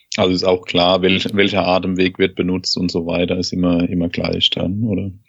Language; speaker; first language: German; native; German